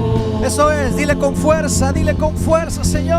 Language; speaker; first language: Spanish; native; Spanish